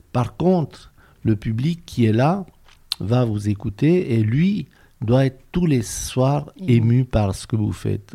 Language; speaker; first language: French; non-native, fluent; Romanian